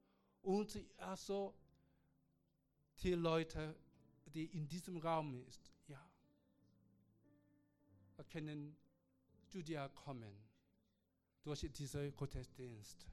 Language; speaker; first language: German; non-native, learner; Korean